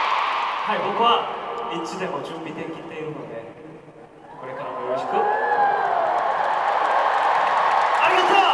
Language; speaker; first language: Japanese; non-native, fluent; Korean